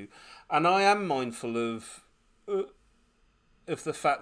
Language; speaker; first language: English; native; English